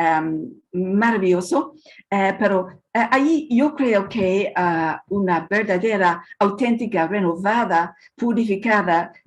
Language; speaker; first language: Spanish; non-native, fluent; English